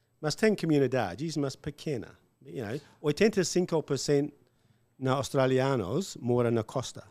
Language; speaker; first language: Portuguese; non-native, learner; English